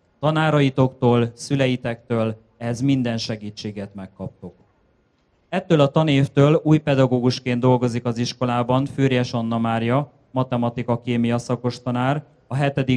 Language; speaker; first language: Hungarian; native; Hungarian